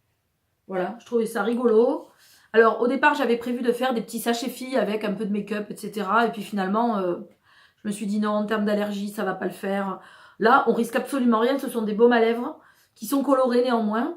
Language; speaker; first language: French; native; French